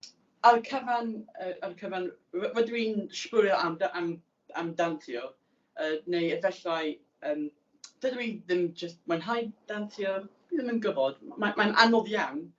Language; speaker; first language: Welsh; non-native, learner; English